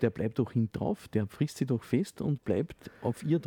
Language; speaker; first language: German; native; German